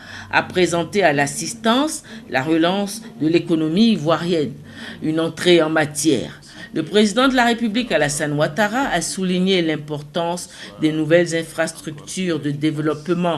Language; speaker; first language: French; native; French